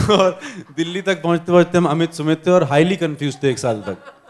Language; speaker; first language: Hindi; native; Hindi